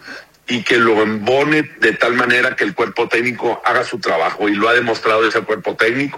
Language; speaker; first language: Spanish; native; Spanish